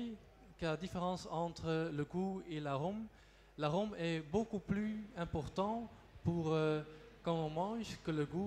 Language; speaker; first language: French; non-native, local second language; Dutch